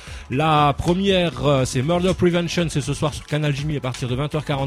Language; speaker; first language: French; native; French